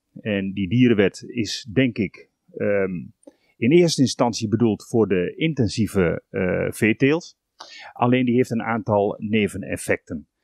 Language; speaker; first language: Dutch; native; Dutch